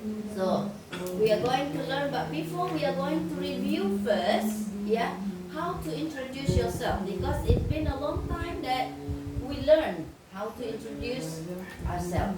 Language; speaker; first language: English; non-native, fluent; Indonesian